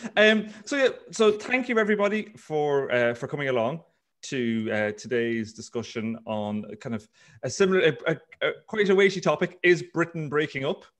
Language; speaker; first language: English; native; English